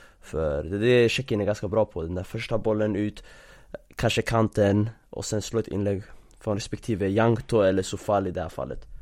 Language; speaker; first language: Swedish; early bilingual, other home language; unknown